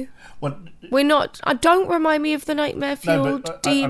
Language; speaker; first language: English; native; English